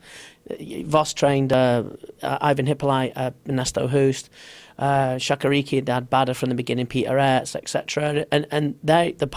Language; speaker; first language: English; native; English